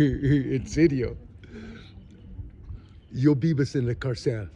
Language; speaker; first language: Spanish; non-native, learner; English